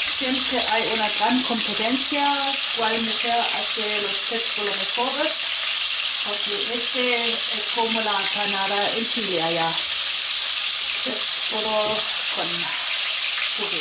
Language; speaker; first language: Spanish; non-native, fluent; Swedish